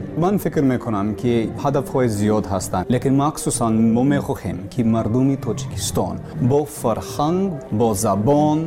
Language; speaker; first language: Persian; non-native, learner; English